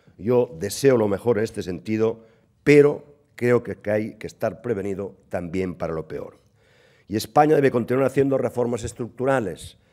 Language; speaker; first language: Spanish; non-native, local second language; Catalan